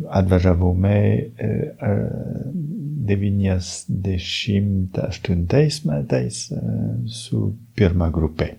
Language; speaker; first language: Lithuanian; non-native, learner; French